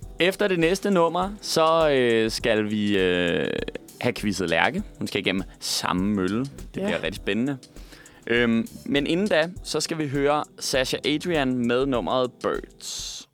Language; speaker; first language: Danish; native; Danish